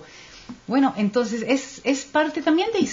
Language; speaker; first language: Spanish; non-native, fluent; Hebrew